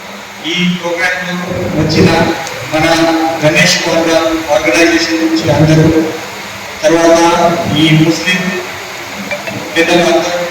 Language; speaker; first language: Telugu; non-native, fluent; Marathi